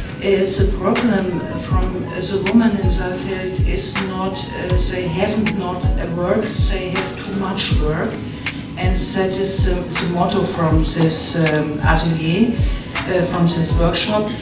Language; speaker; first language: English; non-native, learner; German